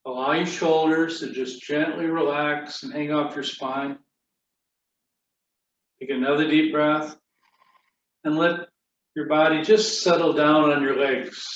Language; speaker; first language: English; native; English